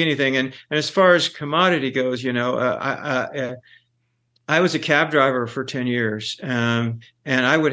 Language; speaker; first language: English; native; English